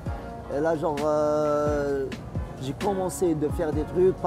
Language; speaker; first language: French; non-native, local second language; Arabic